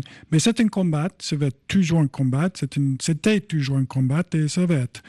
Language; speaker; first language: French; non-native, fluent; English